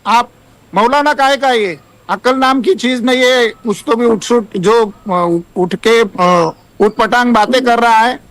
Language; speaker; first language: Hindi; non-native, local second language; Marathi